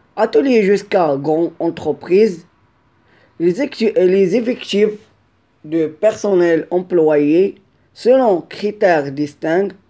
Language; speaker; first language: French; non-native, local second language; Arabic